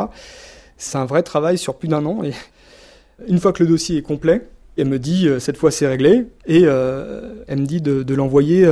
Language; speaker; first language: French; native; French